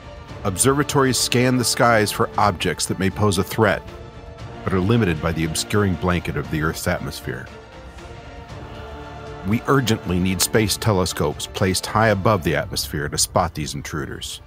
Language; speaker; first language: English; native; English